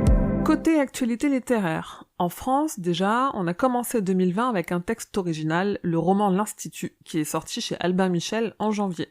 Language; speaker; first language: French; native; French